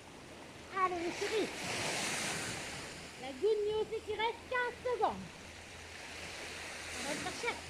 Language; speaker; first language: French; native; French